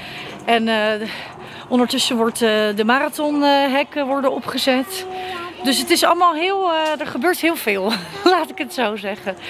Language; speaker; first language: Dutch; native; Dutch